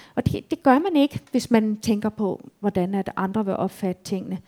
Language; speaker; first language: Danish; native; Danish